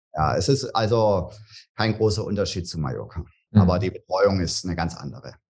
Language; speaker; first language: German; native; German